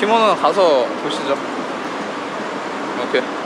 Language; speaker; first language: Korean; native; Korean